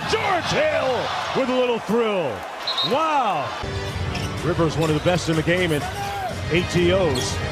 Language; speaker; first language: English; native; English